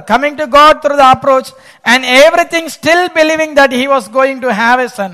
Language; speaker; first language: English; non-native, local second language; Tamil